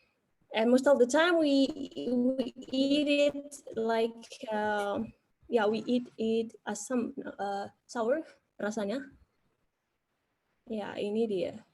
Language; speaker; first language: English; non-native, fluent; Malagasy